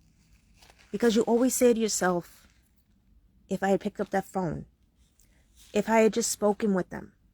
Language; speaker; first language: English; native; English